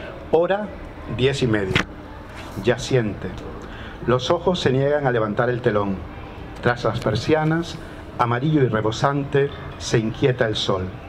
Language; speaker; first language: Spanish; native; Spanish